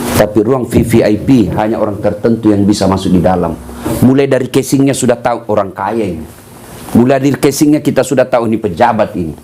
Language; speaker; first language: Indonesian; non-native, local second language; Buginese